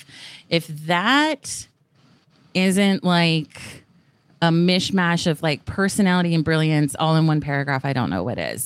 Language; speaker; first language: English; native; English